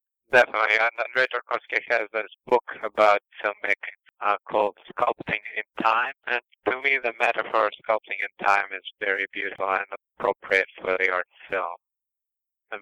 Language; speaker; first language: English; non-native, fluent; Russian